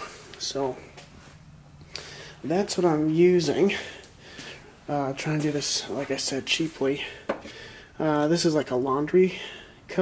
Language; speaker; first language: English; native; English